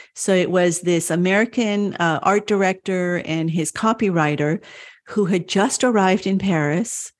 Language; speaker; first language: English; early bilingual, other home language; French